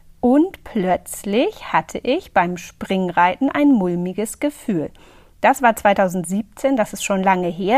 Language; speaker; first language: German; native; German